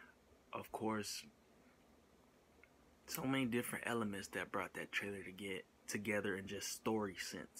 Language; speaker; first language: English; native; English